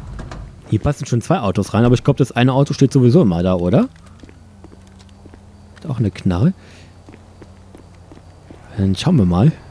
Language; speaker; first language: German; native; German